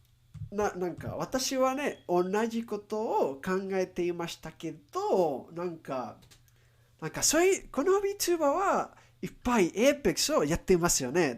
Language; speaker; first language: Japanese; non-native, learner; English